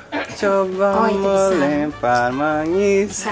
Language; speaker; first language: Indonesian; non-native, fluent; Portuguese